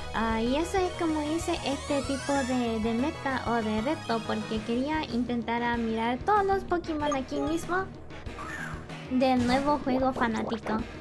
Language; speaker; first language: Spanish; early bilingual, heritage; English